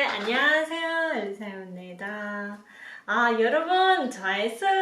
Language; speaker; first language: Korean; non-native, learner; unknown